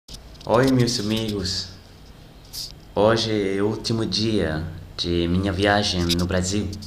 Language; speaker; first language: Portuguese; non-native, learner; French